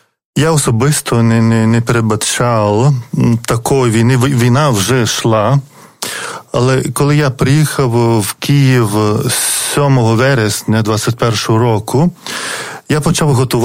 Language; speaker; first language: Ukrainian; non-native, fluent; Lithuanian